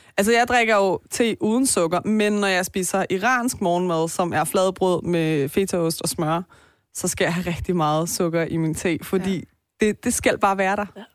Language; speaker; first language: Danish; early bilingual, other home language; Persian